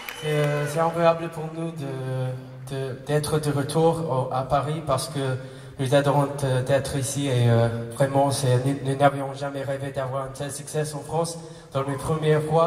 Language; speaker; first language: French; non-native, fluent; English